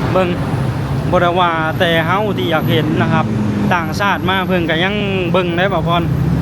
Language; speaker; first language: Thai; native; Thai